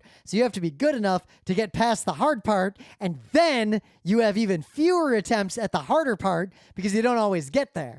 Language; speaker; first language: English; native; English